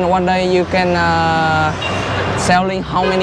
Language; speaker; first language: English; non-native, learner; Vietnamese